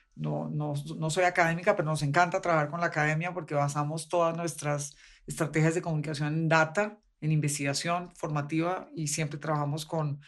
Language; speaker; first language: Spanish; native; Spanish